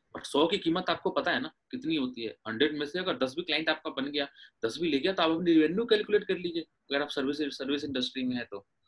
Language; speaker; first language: Hindi; native; Hindi